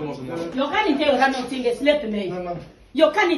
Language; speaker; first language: Swedish; non-native, learner; Somali